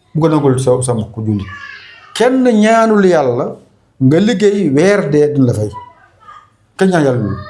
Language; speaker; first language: Wolof; non-native, local second language; Fula